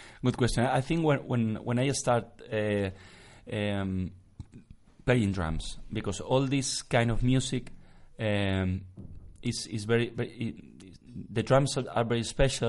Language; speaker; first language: English; non-native, fluent; Spanish